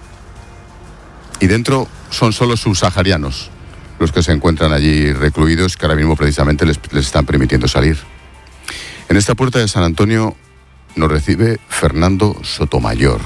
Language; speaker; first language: Spanish; native; Spanish